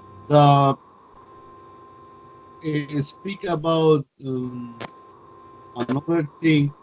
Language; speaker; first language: English; non-native, learner; Spanish